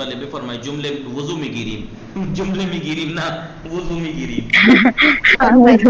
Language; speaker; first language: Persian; non-native, fluent; Urdu